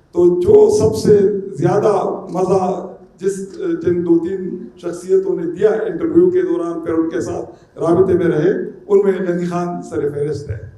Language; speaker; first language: Urdu; non-native, local second language; Pashto